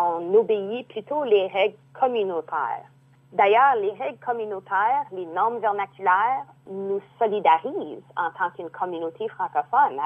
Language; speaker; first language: French; native; French